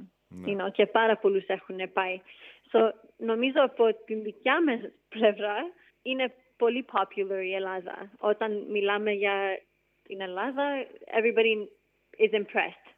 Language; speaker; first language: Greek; early bilingual, heritage; Greek